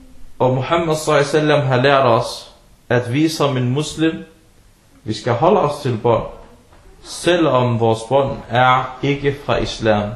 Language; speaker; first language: Danish; early bilingual, other home language; Arabic